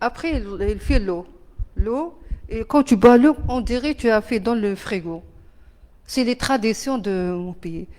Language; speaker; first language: French; non-native, learner; Arabic